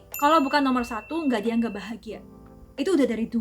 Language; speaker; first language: Indonesian; early bilingual, other home language; Korean